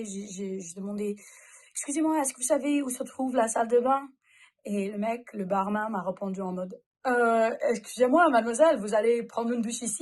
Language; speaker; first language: French; non-native, fluent; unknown